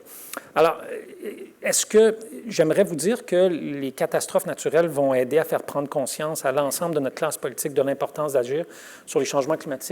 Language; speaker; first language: French; native; French